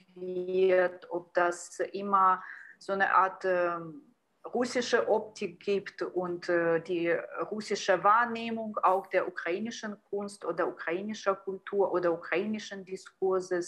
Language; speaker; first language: German; non-native, fluent; Ukrainian